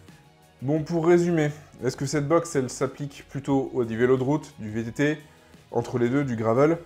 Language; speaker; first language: French; native; French